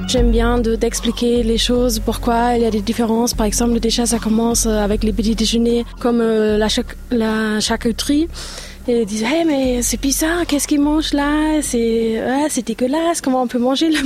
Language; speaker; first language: French; non-native, fluent; German